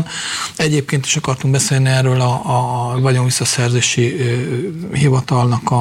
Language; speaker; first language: Hungarian; native; Hungarian